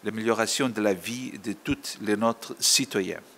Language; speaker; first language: French; non-native, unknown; Portuguese